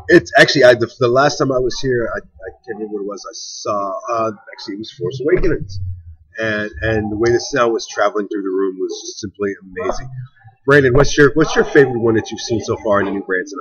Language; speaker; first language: English; native; English